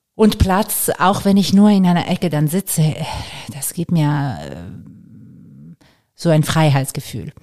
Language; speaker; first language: German; non-native, fluent; Italian